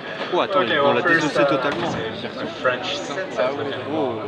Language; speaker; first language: French; native; French